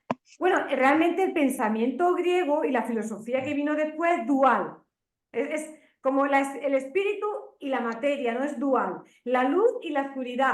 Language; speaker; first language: Spanish; native; Spanish